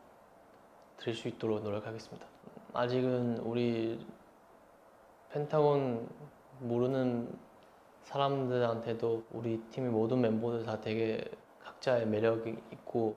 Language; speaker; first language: Korean; non-native, fluent; Chinese